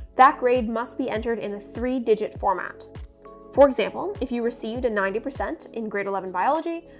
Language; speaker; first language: English; native; English